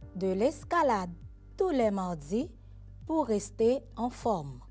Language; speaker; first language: French; non-native, fluent; Spanish